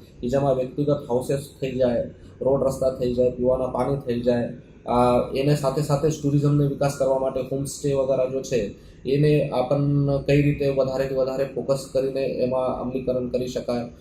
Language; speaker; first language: Gujarati; non-native, local second language; Marathi